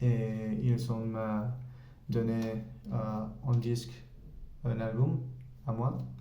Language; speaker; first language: French; non-native, learner; Spanish